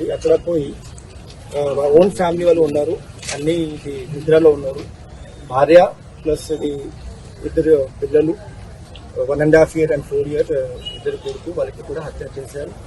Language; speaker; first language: Telugu; non-native, local second language; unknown